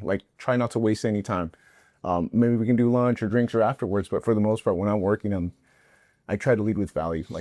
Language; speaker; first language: English; native; English